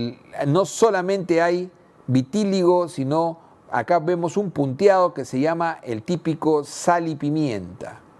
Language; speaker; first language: Spanish; native; Spanish